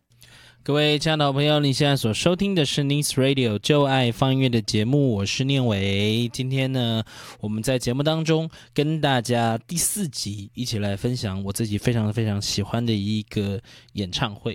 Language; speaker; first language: Chinese; native; Chinese